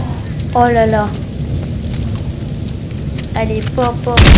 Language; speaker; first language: French; native; French